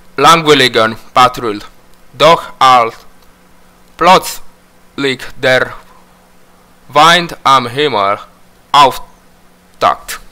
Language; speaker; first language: German; non-native, learner; Romanian